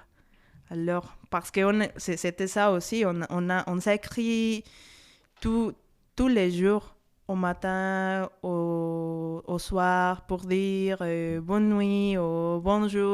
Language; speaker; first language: French; non-native, fluent; Spanish